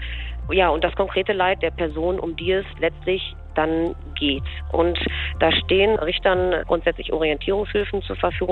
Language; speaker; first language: German; native; German